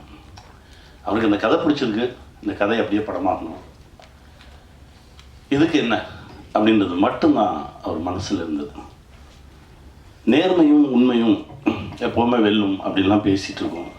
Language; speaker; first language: Tamil; native; Tamil